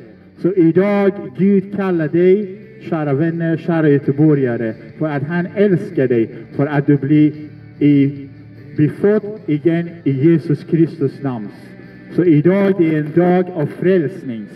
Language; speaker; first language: Swedish; non-native, learner; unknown